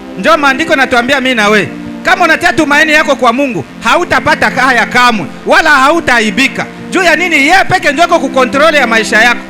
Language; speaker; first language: Swahili; native; Swahili